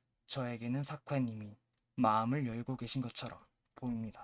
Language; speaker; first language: Korean; native; Korean